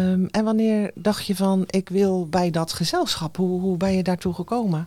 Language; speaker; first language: Dutch; native; Dutch